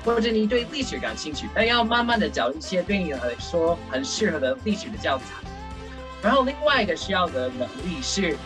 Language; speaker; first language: Chinese; non-native, fluent; English